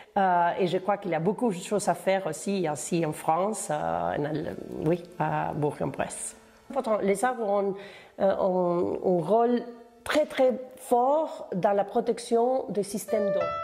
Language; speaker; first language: French; non-native, fluent; Spanish